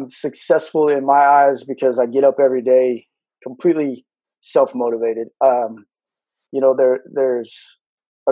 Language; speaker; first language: English; native; English